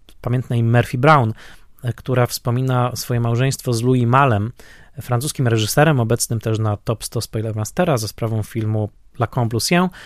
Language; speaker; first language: Polish; native; Polish